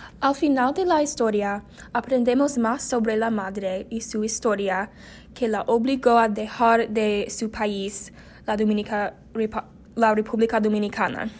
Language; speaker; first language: Spanish; non-native, learner; English